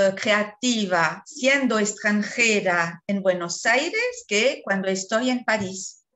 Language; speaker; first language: Spanish; non-native, fluent; French